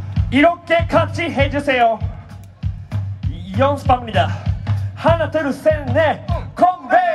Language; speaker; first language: Korean; non-native, learner; Japanese